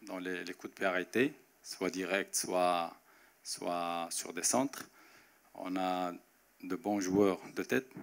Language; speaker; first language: French; non-native, local second language; Arabic